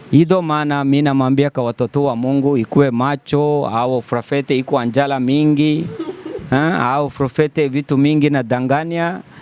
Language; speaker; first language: Swahili; non-native, learner; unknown